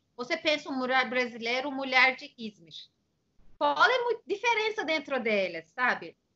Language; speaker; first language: Portuguese; non-native, fluent; Turkish